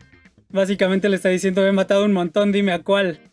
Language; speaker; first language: Spanish; native; Spanish